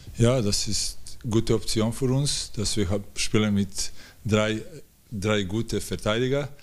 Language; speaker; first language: German; non-native, learner; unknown